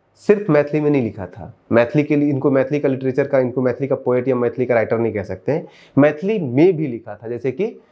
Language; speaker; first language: Hindi; native; Hindi